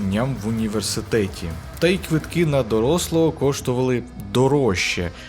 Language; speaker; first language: Ukrainian; early bilingual, other home language; Russian